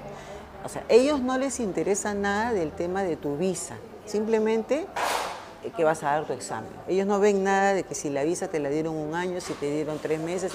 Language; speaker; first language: Spanish; native; Spanish